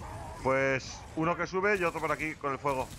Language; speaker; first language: Spanish; native; Spanish